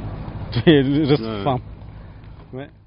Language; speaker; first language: French; non-native, learner; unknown